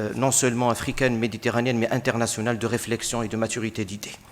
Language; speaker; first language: French; non-native, local second language; Arabic